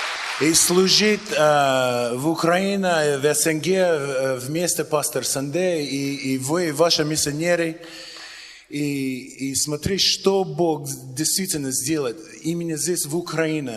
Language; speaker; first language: Russian; non-native, learner; English